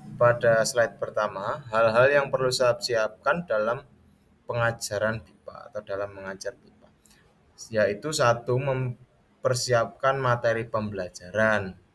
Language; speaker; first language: Indonesian; native; Indonesian